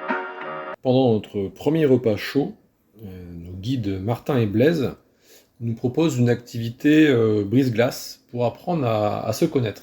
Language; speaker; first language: French; native; French